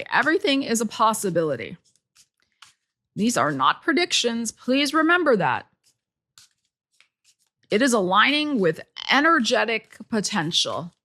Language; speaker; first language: English; native; English